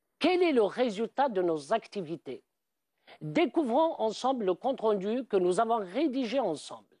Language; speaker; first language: French; non-native, local second language; Arabic